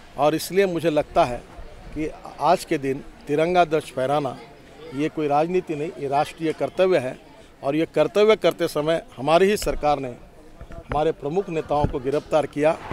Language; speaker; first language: Hindi; non-native, local second language; Marathi